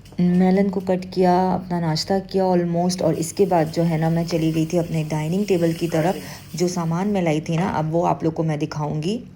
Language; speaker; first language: Urdu; native; Urdu